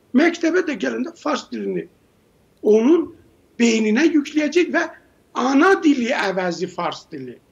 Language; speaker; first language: Azerbaijani; native; Azerbaijani